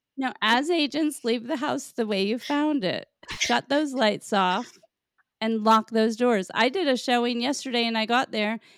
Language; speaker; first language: English; native; English